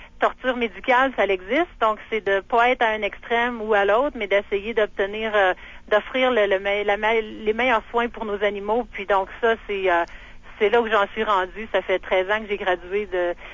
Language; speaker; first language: French; native; French